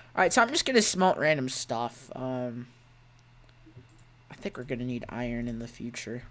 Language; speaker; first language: English; native; English